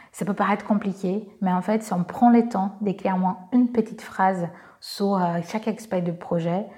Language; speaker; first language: French; non-native, fluent; Portuguese